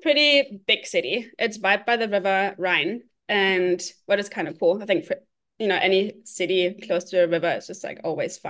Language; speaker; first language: English; non-native, fluent; German